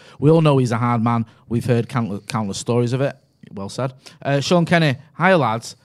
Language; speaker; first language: English; native; English